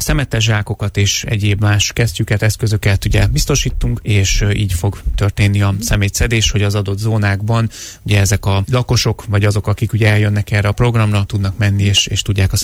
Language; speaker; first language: Hungarian; native; Hungarian